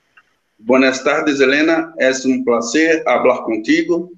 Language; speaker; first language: Spanish; non-native, learner; Portuguese